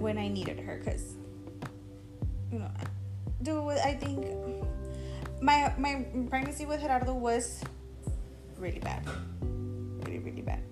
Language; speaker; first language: English; early bilingual, other home language; Spanish